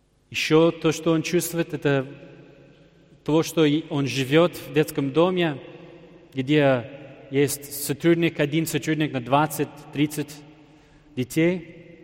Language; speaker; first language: Russian; non-native, fluent; English